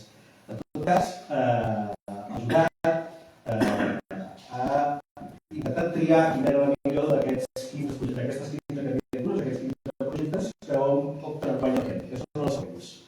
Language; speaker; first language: Catalan; native; Catalan